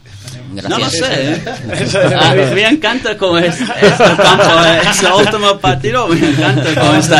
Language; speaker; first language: Spanish; non-native, learner; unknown